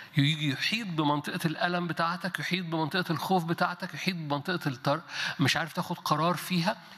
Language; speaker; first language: Egyptian Arabic; native; Egyptian Arabic